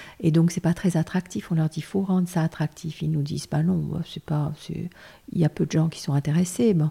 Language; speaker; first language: French; non-native, local second language; Armenian